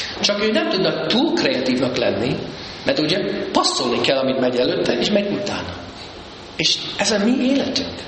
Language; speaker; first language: Hungarian; early bilingual, heritage; Hungarian